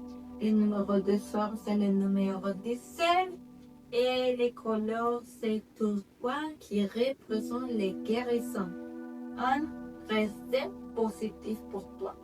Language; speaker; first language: French; non-native, learner; Spanish